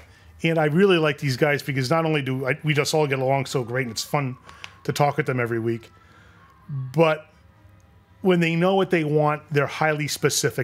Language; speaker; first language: English; native; English